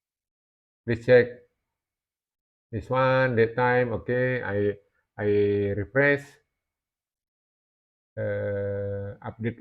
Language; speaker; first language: English; non-native, learner; Indonesian